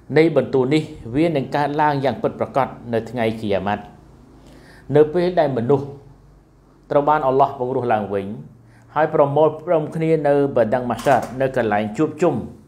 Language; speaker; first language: Khmer; non-native, local second language; Western Cham